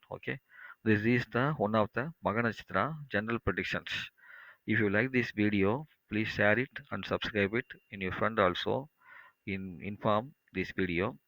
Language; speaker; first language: English; non-native, local second language; Tamil